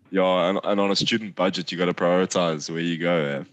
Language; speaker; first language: English; native; English